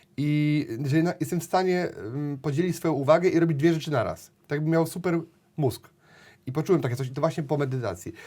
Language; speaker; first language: Polish; native; Polish